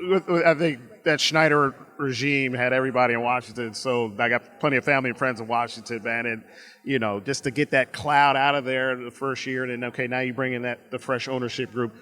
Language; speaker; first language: English; native; English